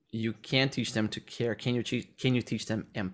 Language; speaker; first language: English; non-native, fluent; Portuguese